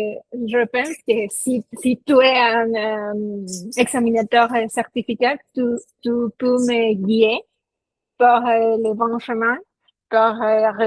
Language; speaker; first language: French; non-native, fluent; Spanish